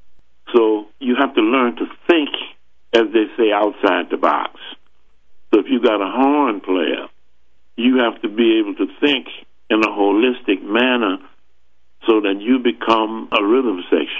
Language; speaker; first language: English; native; English